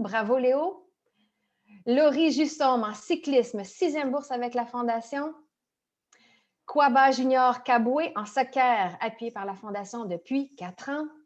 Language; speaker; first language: French; native; French